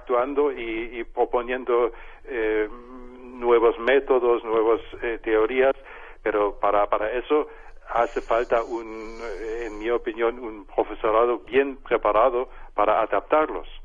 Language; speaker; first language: Spanish; non-native, fluent; German